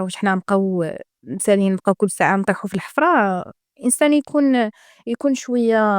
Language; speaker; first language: Arabic; native; Arabic